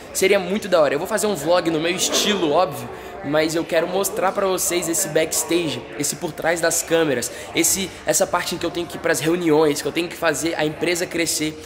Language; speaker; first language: Portuguese; native; Portuguese